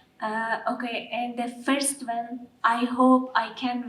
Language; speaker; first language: English; non-native, learner; Persian